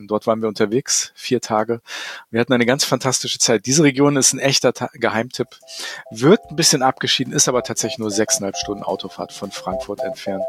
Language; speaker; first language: German; native; German